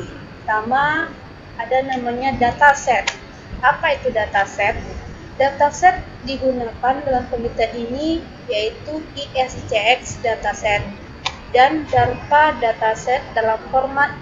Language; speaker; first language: Indonesian; native; Indonesian